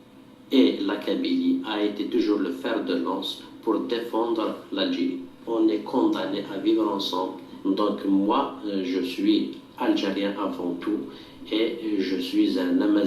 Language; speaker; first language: French; non-native, local second language; Kabyle